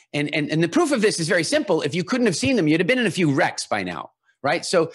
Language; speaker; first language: English; native; English